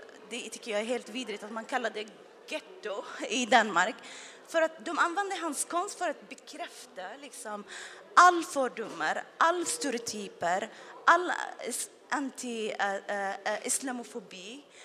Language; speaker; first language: Swedish; non-native, fluent; Arabic